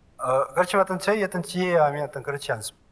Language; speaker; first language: Korean; native; Korean